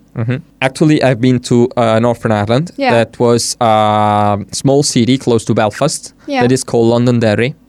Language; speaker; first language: English; non-native, fluent; Italian